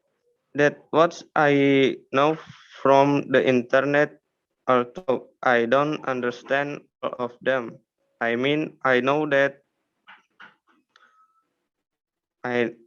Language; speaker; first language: English; non-native, learner; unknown